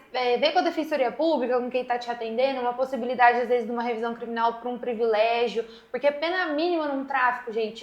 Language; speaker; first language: Portuguese; native; Portuguese